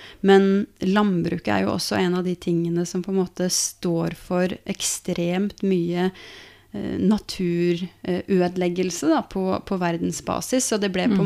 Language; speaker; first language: Norwegian; native; Norwegian